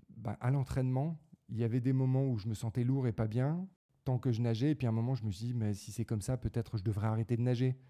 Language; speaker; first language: French; native; French